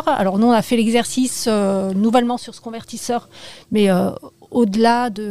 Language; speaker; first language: French; native; French